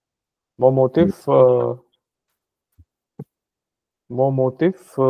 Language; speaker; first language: French; non-native, learner; Punjabi